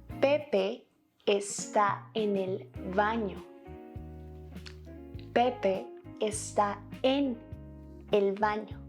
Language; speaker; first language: Spanish; native; Spanish